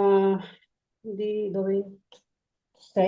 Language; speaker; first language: Italian; non-native, learner; Urdu